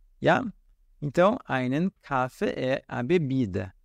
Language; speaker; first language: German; non-native, fluent; Portuguese